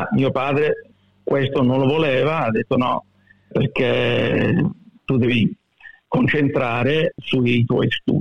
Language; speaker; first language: Italian; early bilingual, heritage; Italian